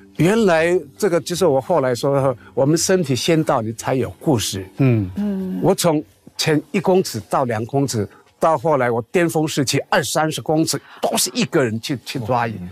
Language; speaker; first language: Chinese; non-native, local second language; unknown